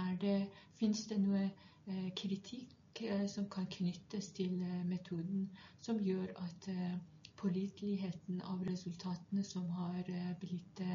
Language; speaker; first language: Norwegian; non-native, fluent; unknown